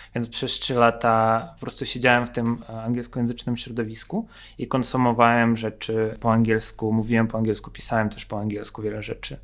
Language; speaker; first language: Polish; non-native, fluent; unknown